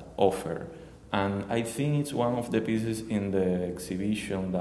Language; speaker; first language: English; non-native, learner; Spanish